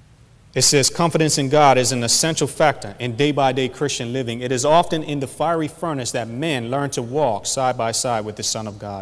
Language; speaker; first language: English; native; English